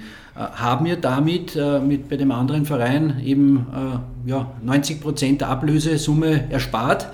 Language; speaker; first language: German; native; German